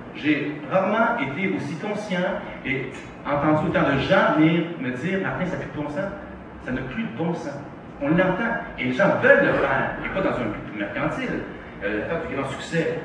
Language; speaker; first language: French; native; French